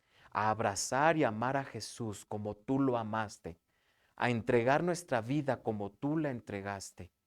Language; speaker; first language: Spanish; native; Spanish